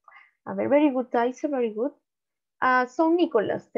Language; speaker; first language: English; non-native, learner; Spanish